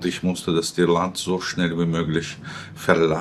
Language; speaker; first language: German; non-native, fluent; Russian